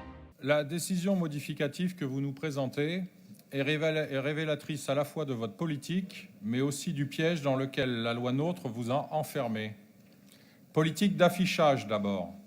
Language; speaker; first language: French; native; French